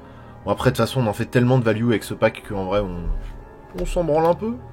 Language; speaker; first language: French; native; French